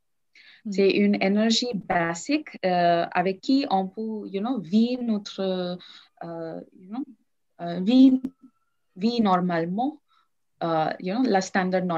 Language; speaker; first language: French; non-native, learner; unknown